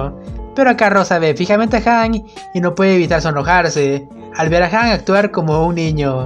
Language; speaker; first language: Spanish; native; Spanish